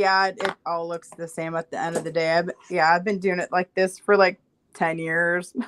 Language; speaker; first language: English; native; English